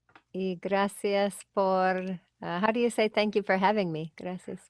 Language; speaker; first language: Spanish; non-native, learner; English